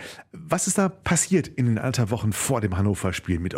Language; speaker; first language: German; native; German